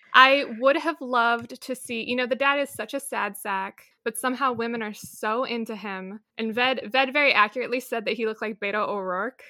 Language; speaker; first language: English; native; English